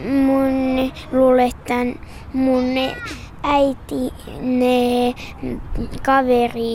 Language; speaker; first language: Finnish; early bilingual, heritage; Swedish